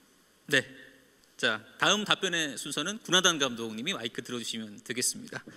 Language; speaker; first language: Korean; native; Korean